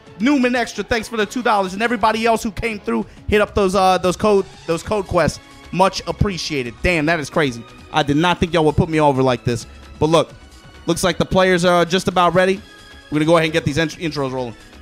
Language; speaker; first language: English; native; English